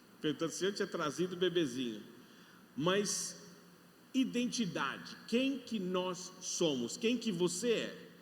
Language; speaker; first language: Portuguese; non-native, fluent; English